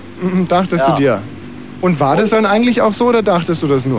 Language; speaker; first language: German; native; German